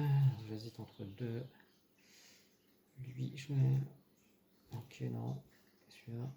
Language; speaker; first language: French; native; French